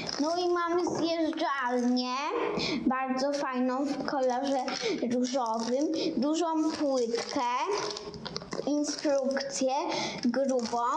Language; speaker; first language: Polish; native; Polish